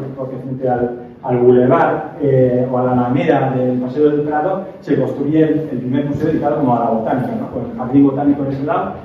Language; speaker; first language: Spanish; native; Spanish